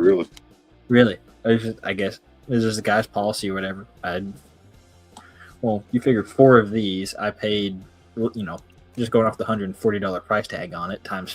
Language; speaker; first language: English; native; English